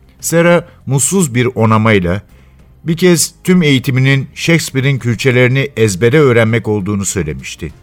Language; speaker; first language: Turkish; native; Turkish